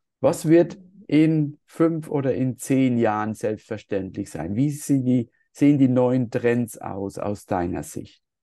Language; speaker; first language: German; native; German